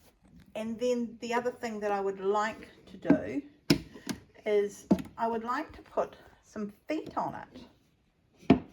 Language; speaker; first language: English; native; English